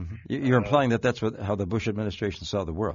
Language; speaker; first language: English; native; English